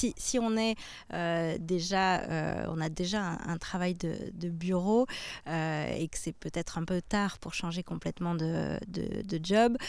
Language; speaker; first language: French; native; French